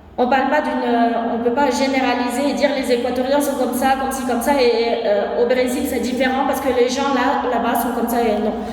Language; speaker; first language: French; non-native, fluent; Portuguese